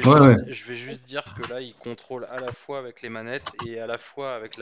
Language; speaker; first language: French; native; French